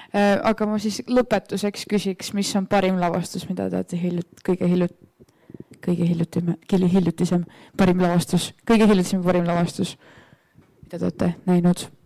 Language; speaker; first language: Estonian; native; Estonian